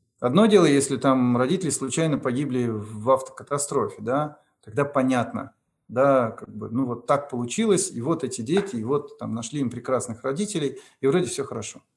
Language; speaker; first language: Russian; native; Russian